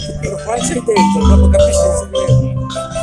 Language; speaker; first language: Italian; non-native, fluent; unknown